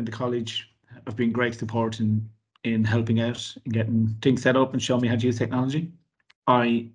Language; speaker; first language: English; native; English